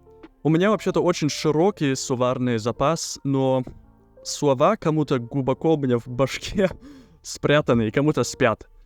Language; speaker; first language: Russian; early bilingual, heritage; German